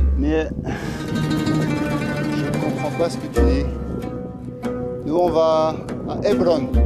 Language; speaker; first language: French; native; French